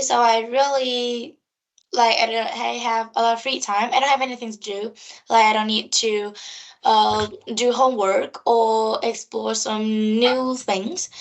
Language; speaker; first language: English; non-native, learner; Vietnamese